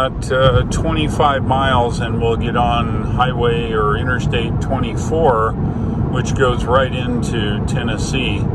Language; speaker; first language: English; native; English